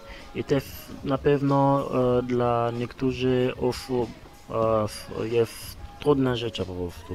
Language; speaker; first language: Polish; non-native, learner; Lingala